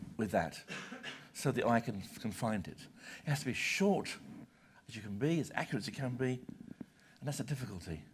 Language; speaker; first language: English; native; English